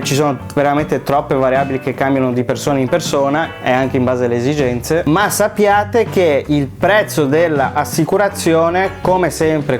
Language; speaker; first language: Italian; native; Italian